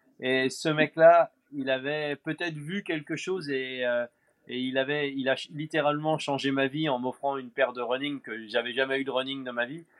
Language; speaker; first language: French; native; French